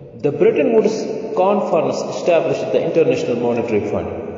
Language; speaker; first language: English; non-native, local second language; Urdu